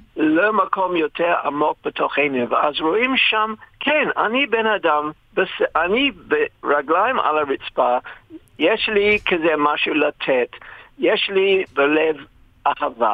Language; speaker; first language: Hebrew; non-native, fluent; English